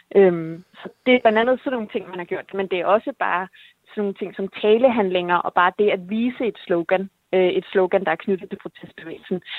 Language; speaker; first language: Danish; native; Danish